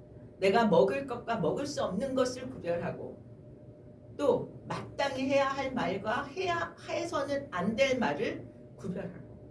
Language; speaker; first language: Korean; native; Korean